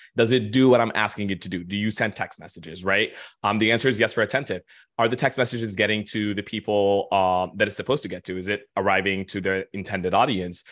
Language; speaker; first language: English; non-native, fluent; Arabic